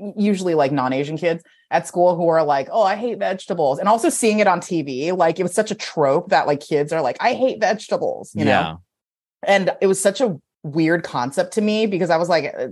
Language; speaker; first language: English; native; English